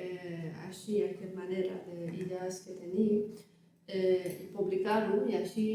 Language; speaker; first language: Catalan; non-native, learner; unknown